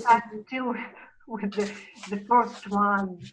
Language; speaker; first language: English; non-native, fluent; Russian